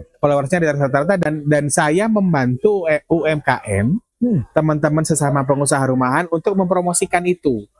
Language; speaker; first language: Indonesian; non-native, local second language; Banjar